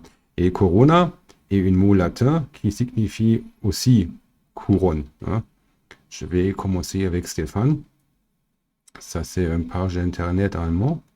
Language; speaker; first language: French; non-native, fluent; German